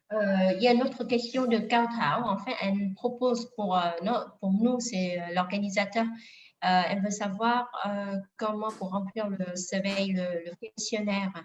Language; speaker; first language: French; non-native, fluent; Vietnamese